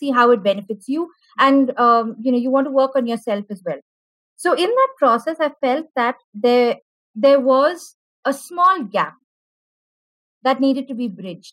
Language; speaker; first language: English; non-native, local second language; Malayalam